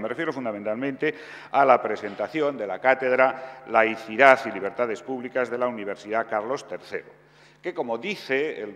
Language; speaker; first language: Spanish; native; Spanish